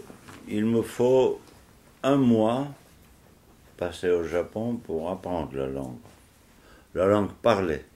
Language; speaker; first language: French; non-native, fluent; Georgian